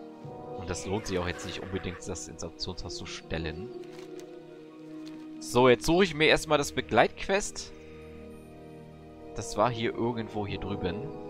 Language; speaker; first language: German; native; German